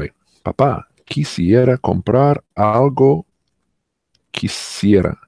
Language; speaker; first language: Spanish; non-native, learner; English